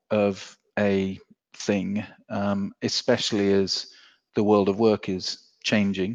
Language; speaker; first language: English; native; English